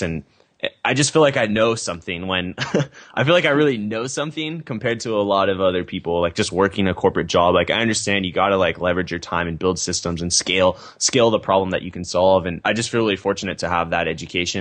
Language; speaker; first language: English; native; English